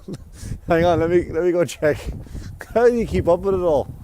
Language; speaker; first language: English; native; English